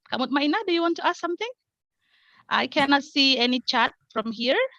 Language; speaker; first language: English; non-native, fluent; Indonesian